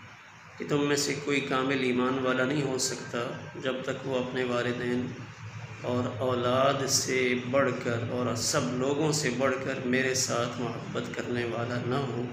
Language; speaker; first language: Urdu; native; Urdu